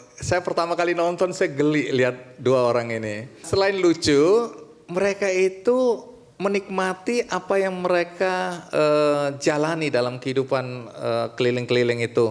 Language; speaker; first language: Indonesian; native; Indonesian